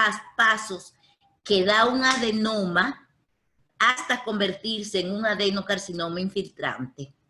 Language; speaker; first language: Spanish; native; Spanish